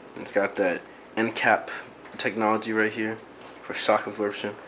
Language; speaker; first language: English; native; English